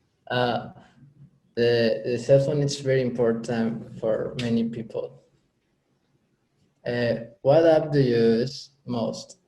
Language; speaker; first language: English; non-native, learner; Spanish